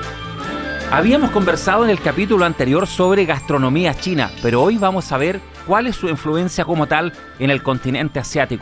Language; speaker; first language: Spanish; native; Spanish